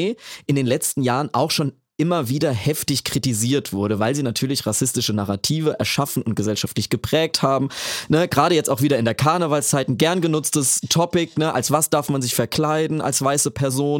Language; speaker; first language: German; native; German